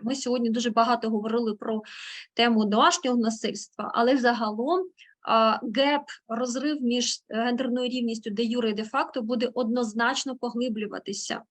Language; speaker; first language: Ukrainian; native; Ukrainian